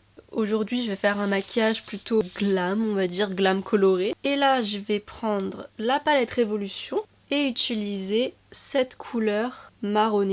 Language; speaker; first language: French; native; French